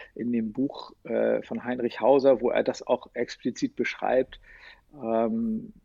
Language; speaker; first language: German; native; German